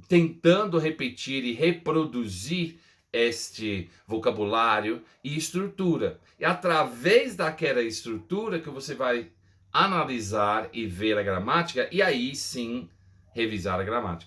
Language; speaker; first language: Portuguese; non-native, fluent; English